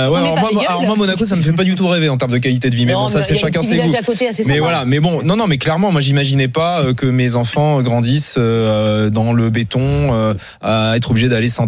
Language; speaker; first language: French; native; French